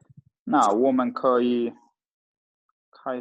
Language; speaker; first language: Chinese; non-native, learner; Swedish